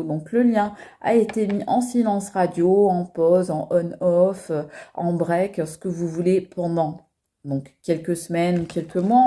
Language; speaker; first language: French; native; French